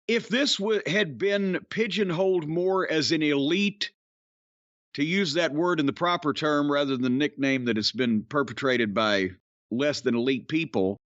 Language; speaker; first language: English; native; English